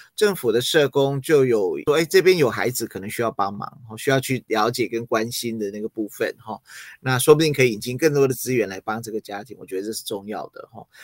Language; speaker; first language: Chinese; early bilingual, other home language; English